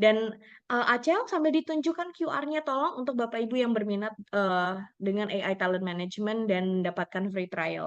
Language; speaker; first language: Indonesian; native; Indonesian